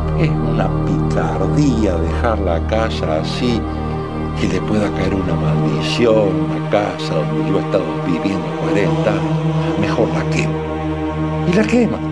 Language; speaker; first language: Spanish; native; Spanish